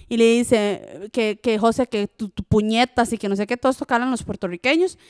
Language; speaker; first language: Spanish; early bilingual, other home language; French